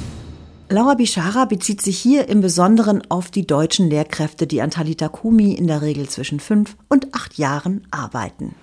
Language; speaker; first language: German; native; German